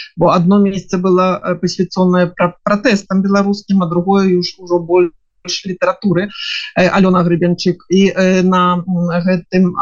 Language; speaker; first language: Belarusian; non-native, local second language; Russian